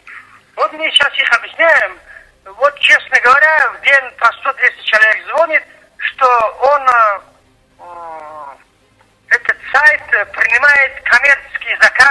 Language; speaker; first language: Russian; non-native, fluent; Tajik